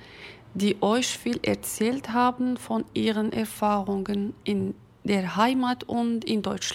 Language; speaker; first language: German; non-native, fluent; Kurdish